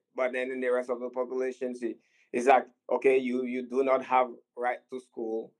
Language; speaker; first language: English; non-native, fluent; Haitian Creole